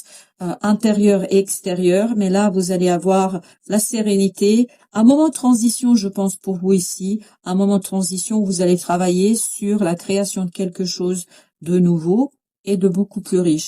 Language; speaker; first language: French; native; French